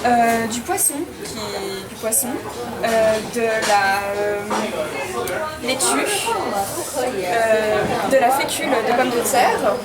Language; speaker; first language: French; non-native, fluent; Chinese